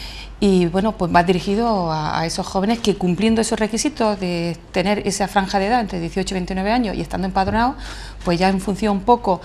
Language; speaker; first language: Spanish; native; Spanish